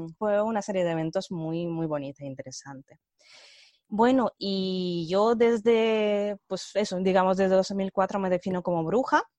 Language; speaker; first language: Spanish; early bilingual, other home language; Russian